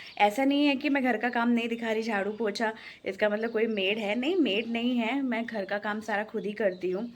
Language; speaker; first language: Hindi; non-native, local second language; Bangla